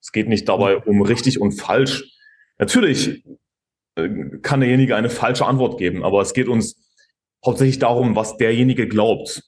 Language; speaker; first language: German; native; German